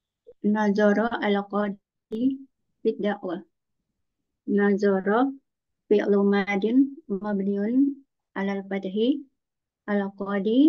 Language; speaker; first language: Arabic; non-native, learner; Indonesian